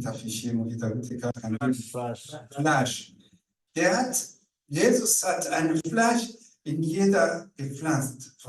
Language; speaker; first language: German; non-native, learner; Rundi